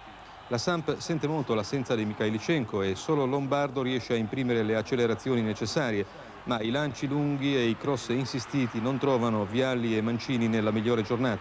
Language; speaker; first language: Italian; non-native, fluent; Serbian